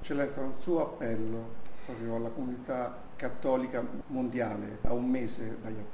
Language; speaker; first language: Italian; native; Italian